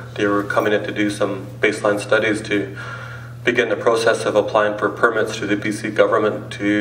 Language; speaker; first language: English; native; English